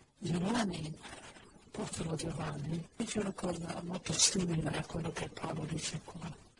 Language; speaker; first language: Italian; non-native, fluent; English